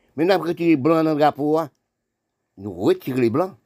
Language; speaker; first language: French; non-native, local second language; Haitian Creole